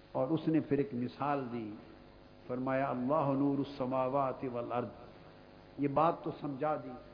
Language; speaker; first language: Urdu; non-native, local second language; Punjabi